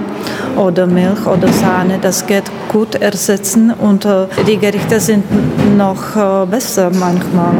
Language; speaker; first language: German; non-native, learner; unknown